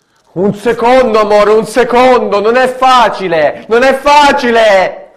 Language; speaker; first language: Italian; native; Italian